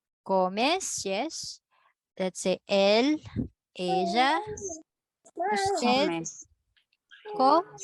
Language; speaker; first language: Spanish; non-native, fluent; Filipino